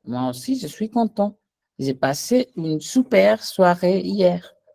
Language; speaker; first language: French; non-native, fluent; Hindi